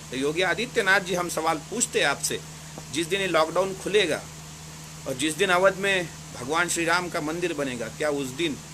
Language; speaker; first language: Hindi; non-native, local second language; Marathi